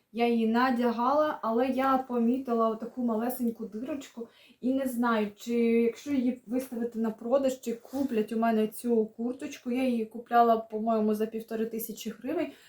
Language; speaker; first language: Ukrainian; non-native, local second language; Russian